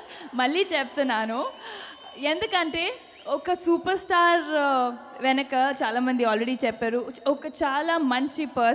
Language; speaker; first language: Telugu; non-native, learner; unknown